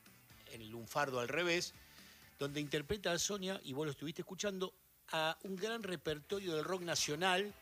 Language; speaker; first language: Spanish; native; Spanish